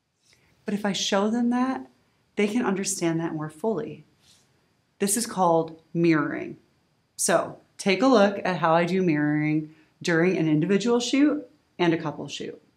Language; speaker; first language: English; native; English